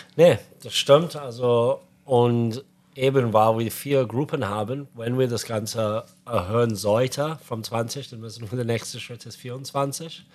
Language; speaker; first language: German; non-native, fluent; English